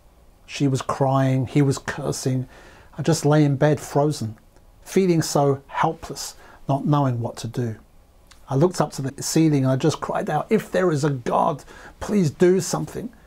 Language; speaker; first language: English; native; English